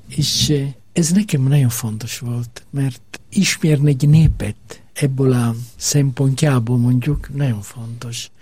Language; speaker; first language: Hungarian; non-native, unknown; Italian